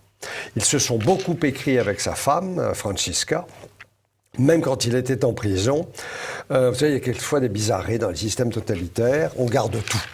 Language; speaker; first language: French; native; French